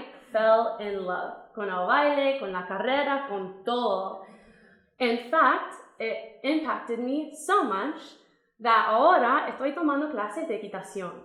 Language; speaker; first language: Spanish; non-native, fluent; English